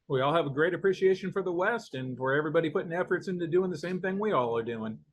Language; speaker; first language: English; native; English